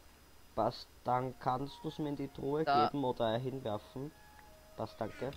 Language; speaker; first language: German; native; German